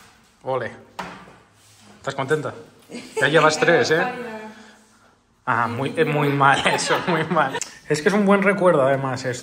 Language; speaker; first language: Spanish; native; Spanish